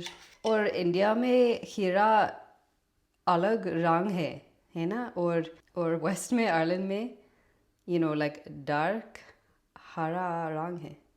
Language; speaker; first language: Hindi; non-native, learner; English